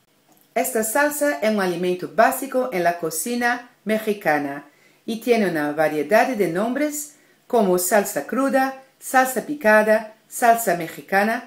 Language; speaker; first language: Spanish; non-native, learner; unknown